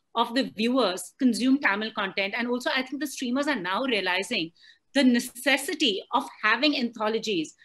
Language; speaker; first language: English; non-native, local second language; Hindi